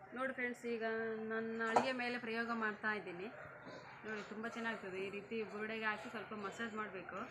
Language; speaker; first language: Kannada; native; Kannada